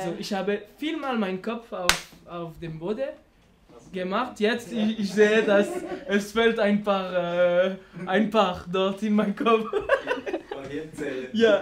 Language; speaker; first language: German; non-native, learner; French